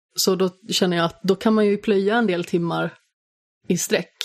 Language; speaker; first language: Swedish; native; Swedish